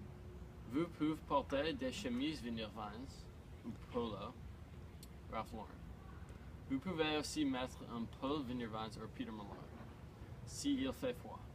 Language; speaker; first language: French; non-native, learner; English